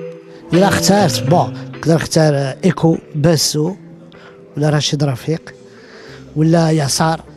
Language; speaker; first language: Arabic; early bilingual, heritage; Arabic